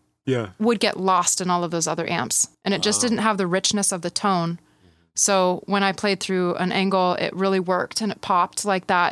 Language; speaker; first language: English; native; English